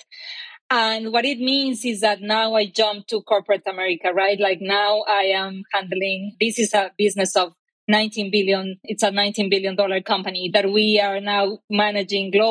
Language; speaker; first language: English; non-native, fluent; Spanish